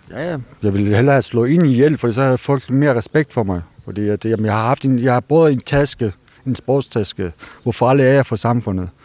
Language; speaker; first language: Danish; early bilingual, other home language; Kurdish